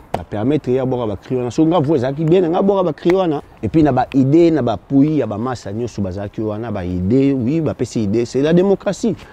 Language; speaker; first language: Lingala; native; Lingala